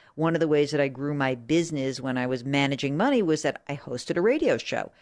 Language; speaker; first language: English; native; English